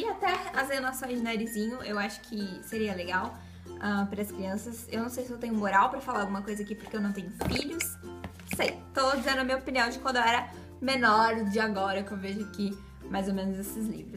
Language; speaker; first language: Portuguese; native; Portuguese